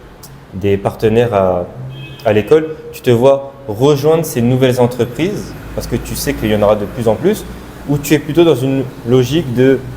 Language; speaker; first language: French; non-native, local second language; Malagasy